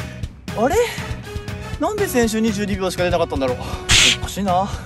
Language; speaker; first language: Japanese; native; Japanese